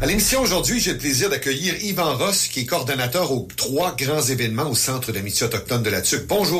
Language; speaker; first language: French; native; French